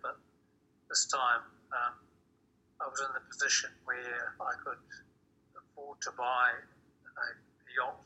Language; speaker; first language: English; native; English